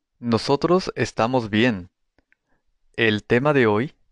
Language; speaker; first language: Spanish; non-native, fluent; Japanese